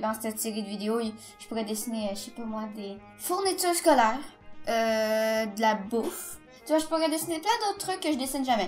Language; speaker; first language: French; native; French